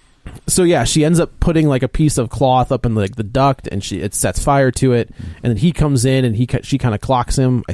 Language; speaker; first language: English; native; English